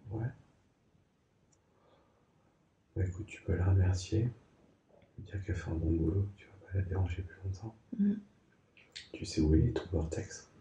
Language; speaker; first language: French; native; French